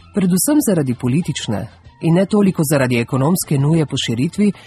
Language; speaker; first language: Slovenian; native; Slovenian